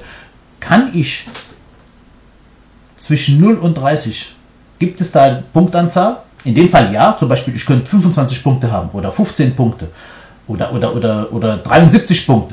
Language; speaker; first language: German; non-native, fluent; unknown